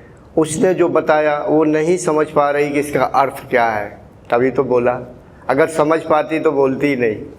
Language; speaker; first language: Hindi; native; Hindi